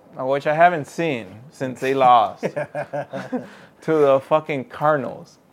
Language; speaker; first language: English; early bilingual, other home language; Spanish